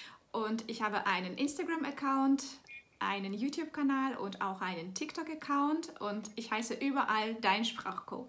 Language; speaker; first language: German; non-native, fluent; Russian